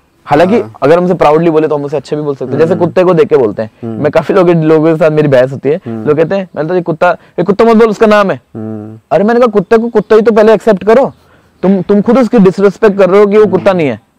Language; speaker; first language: Hindi; non-native, local second language; Garhwali